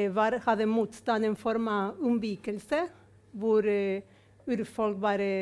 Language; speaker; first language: Norwegian; non-native, fluent; Spanish